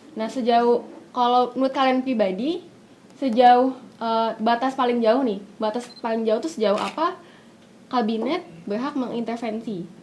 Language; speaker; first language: Indonesian; native; Indonesian